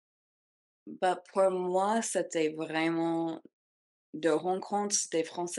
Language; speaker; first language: French; non-native, fluent; English